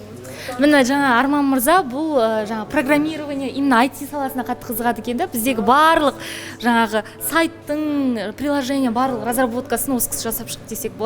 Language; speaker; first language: Kazakh; native; Kazakh